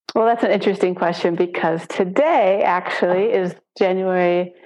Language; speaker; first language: English; native; English